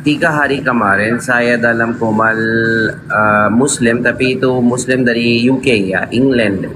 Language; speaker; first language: Indonesian; non-native, learner; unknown